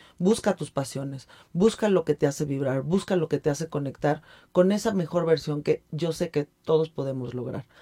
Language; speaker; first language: Spanish; native; Spanish